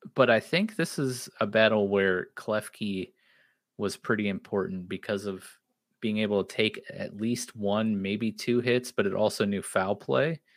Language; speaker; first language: English; native; English